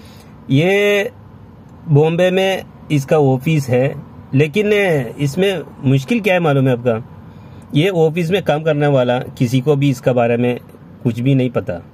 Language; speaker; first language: Hindi; non-native, local second language; Malayalam